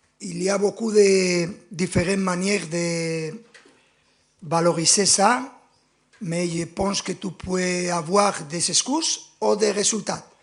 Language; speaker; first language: French; non-native, fluent; Spanish